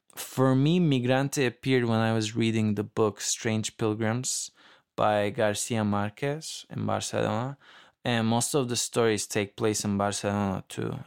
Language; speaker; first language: English; non-native, fluent; Turkish